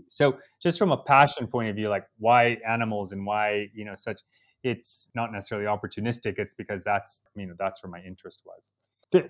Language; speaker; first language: English; native; English